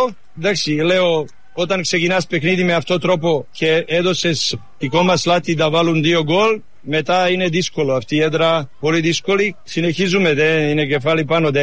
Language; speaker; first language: Greek; non-native, fluent; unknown